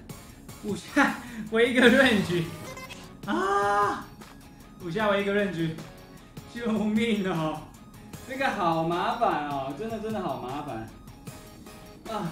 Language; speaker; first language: Chinese; native; Chinese